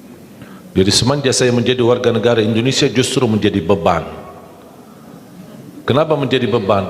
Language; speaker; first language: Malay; non-native, fluent; Arabic